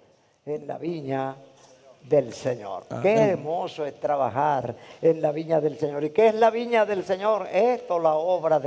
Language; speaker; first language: Spanish; native; Spanish